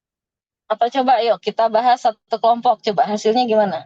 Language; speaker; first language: Indonesian; native; Indonesian